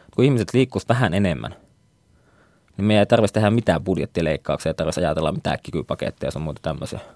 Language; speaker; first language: Finnish; native; Finnish